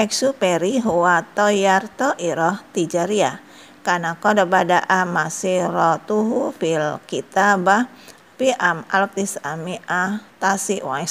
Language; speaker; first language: Arabic; non-native, fluent; Indonesian